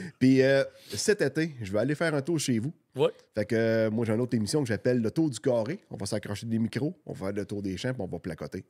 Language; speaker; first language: French; native; French